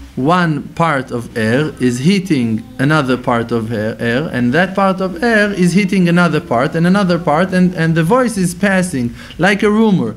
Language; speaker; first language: English; non-native, fluent; Hebrew